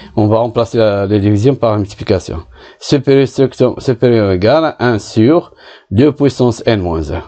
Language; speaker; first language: French; non-native, local second language; Arabic